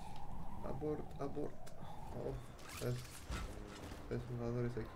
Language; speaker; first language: Spanish; non-native, learner; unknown